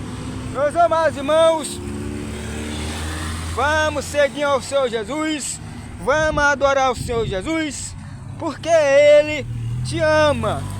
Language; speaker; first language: Portuguese; native; Portuguese